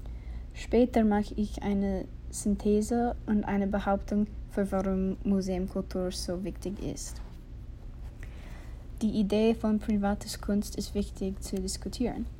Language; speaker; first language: German; non-native, learner; English